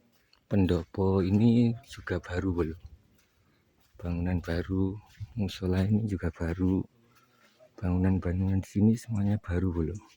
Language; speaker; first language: Indonesian; non-native, local second language; Javanese